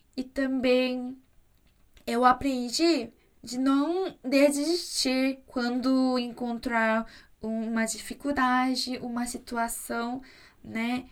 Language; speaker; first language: Portuguese; non-native, fluent; Korean